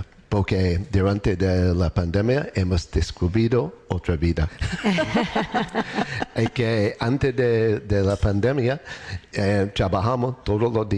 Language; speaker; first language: Spanish; non-native, learner; English